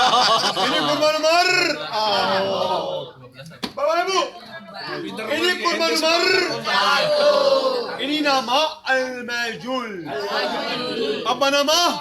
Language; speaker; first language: Indonesian; non-native, learner; Arabic